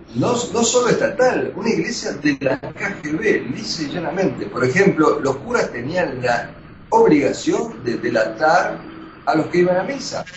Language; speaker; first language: Spanish; early bilingual, other home language; Russian